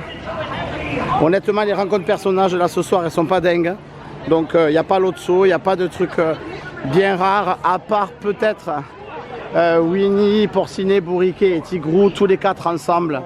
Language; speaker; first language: French; native; French